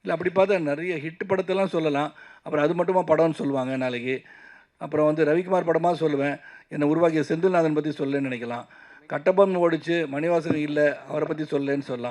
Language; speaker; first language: Tamil; native; Tamil